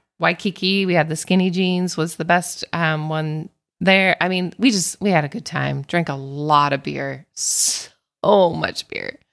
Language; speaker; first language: English; native; English